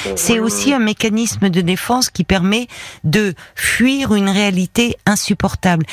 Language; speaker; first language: French; native; French